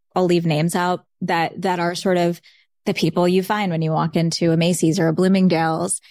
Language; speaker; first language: English; early bilingual, other home language; Bangla